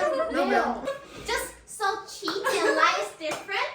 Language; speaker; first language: English; non-native, learner; Korean